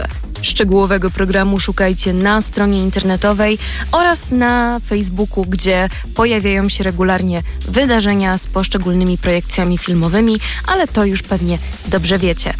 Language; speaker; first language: Polish; native; Polish